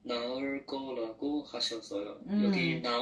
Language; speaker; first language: Korean; non-native, learner; Chinese